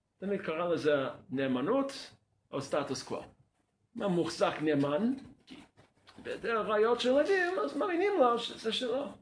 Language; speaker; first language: Hebrew; non-native, fluent; English